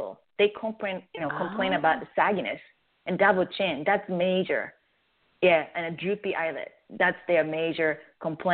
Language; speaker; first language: English; non-native, fluent; Japanese